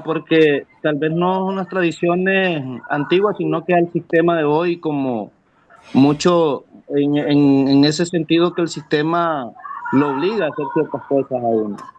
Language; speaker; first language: Spanish; native; Spanish